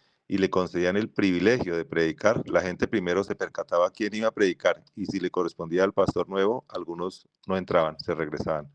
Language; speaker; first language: Spanish; native; Spanish